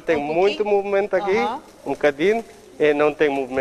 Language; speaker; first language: Portuguese; non-native, learner; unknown